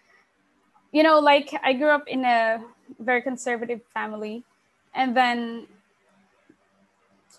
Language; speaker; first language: English; non-native, local second language; Pampanga